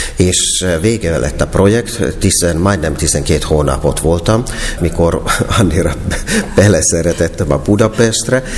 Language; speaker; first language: Hungarian; non-native, fluent; Finnish